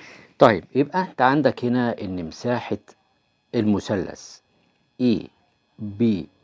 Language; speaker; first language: Arabic; native; Arabic